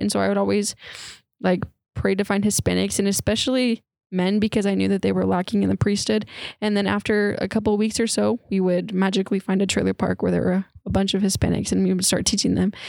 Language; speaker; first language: English; native; English